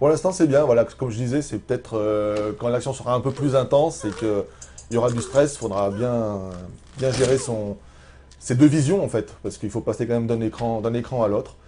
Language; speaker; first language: French; native; French